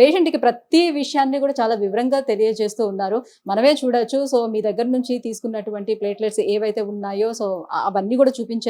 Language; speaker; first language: Telugu; native; Telugu